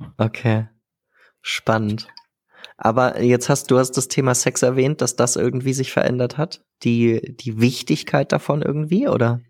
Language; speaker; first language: German; native; German